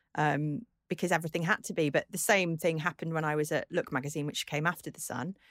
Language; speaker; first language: English; native; English